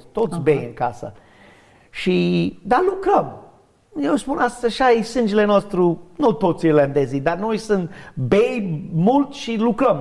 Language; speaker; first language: Romanian; non-native, learner; English